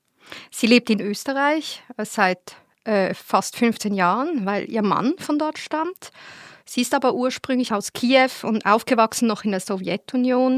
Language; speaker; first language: German; native; German